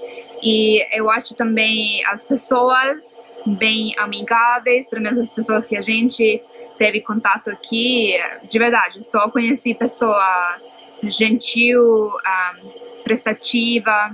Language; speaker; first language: Portuguese; non-native, fluent; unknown